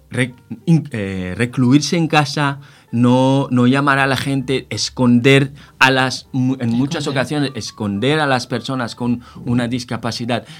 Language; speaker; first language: Spanish; non-native, fluent; Hebrew